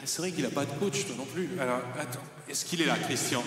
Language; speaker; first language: French; native; French